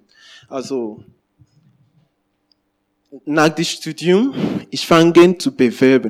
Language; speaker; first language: German; non-native, learner; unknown